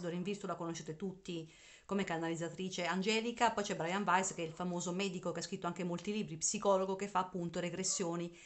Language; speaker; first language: Italian; native; Italian